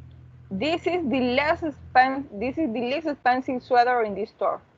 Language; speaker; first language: English; non-native, learner; Spanish